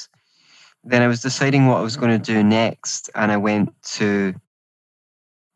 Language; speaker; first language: English; native; English